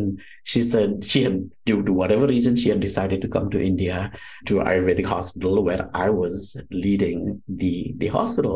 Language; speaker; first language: English; non-native, local second language; Nepali